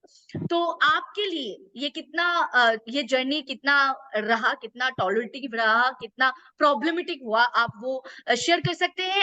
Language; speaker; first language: Hindi; native; Hindi